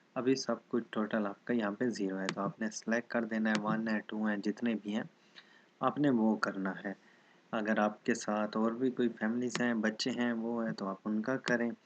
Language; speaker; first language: Urdu; non-native, local second language; Saraiki